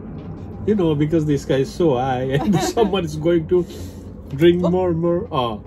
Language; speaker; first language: English; non-native, local second language; Hindi